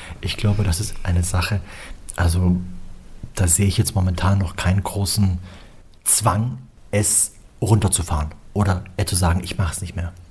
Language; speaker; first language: German; native; German